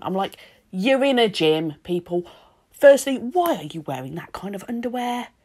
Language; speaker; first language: English; native; English